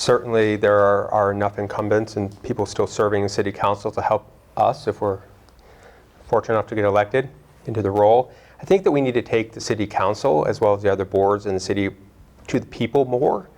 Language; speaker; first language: English; native; English